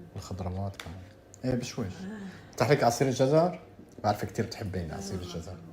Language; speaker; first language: Arabic; native; Arabic